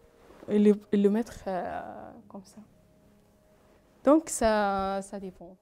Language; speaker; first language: French; non-native, fluent; Arabic